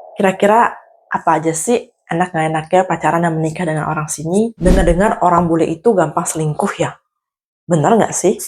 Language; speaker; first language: Indonesian; native; Indonesian